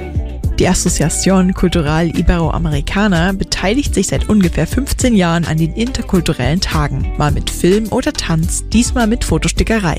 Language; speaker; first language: German; native; German